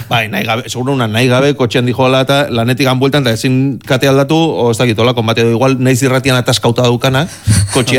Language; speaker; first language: Basque; native; Basque